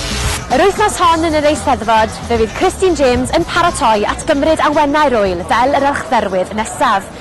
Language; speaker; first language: Welsh; native; Welsh